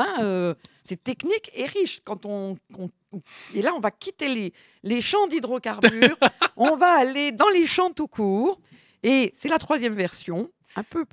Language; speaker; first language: French; native; French